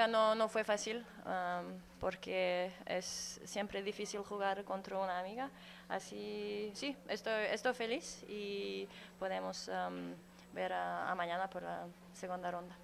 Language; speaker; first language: Spanish; non-native, fluent; French